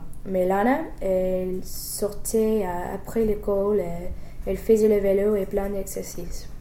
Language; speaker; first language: French; non-native, fluent; English